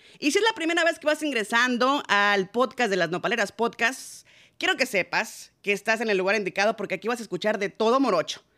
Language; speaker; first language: Spanish; native; Spanish